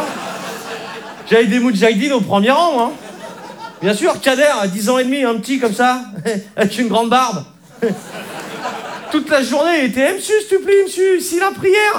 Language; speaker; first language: French; native; French